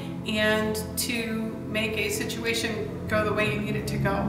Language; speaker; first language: English; native; English